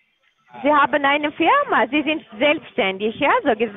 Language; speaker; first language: German; non-native, learner; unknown